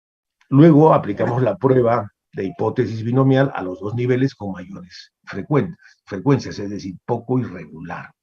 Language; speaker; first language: Spanish; native; Spanish